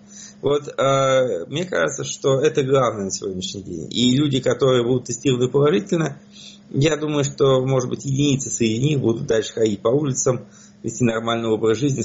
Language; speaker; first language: Russian; native; Russian